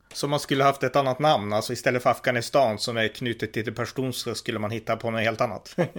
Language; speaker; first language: Swedish; native; Swedish